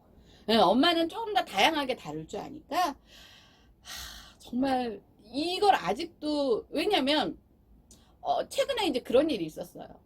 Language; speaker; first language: Korean; native; Korean